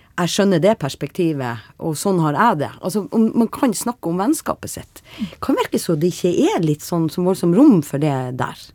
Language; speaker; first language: Norwegian; native; Norwegian